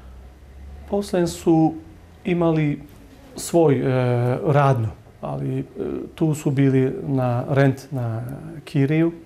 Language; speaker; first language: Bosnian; early bilingual, heritage; Bosnian